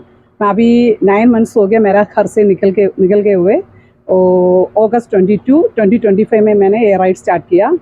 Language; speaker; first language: Hindi; non-native, local second language; Malayalam